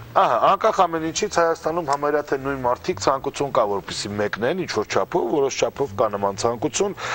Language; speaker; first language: Armenian; native; Armenian